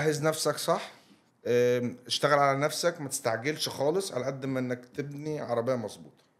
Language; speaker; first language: Arabic; native; Arabic